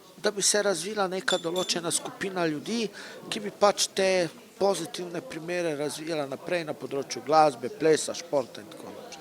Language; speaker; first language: Slovenian; non-native, local second language; Romany